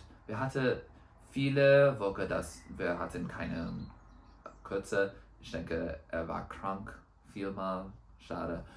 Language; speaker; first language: German; non-native, learner; English